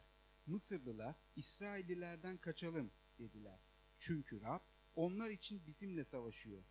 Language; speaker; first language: Turkish; native; Turkish